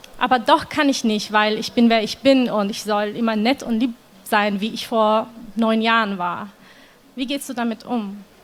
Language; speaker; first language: German; non-native, fluent; Arabic